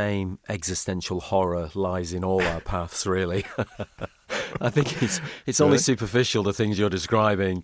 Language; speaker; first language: English; native; English